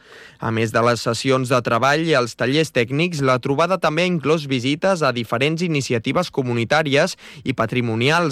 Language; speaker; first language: Catalan; native; Catalan